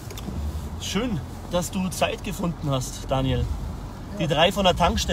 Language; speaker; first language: German; native; German